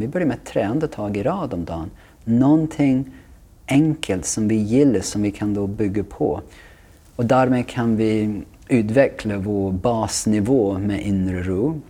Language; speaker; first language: Swedish; non-native, fluent; English